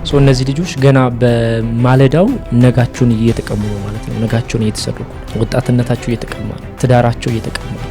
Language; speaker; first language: Amharic; non-native, local second language; Oromo